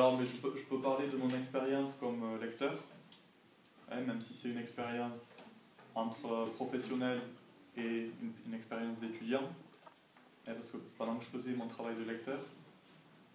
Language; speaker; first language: French; native; French